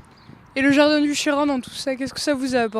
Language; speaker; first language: French; native; French